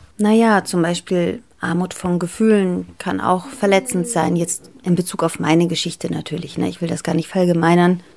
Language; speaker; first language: German; early bilingual, other home language; Greek